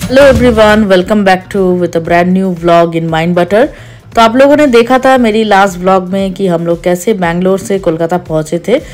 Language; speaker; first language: Hindi; non-native, local second language; Bangla